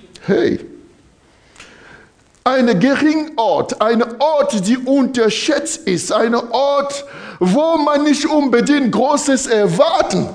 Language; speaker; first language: German; non-native, fluent; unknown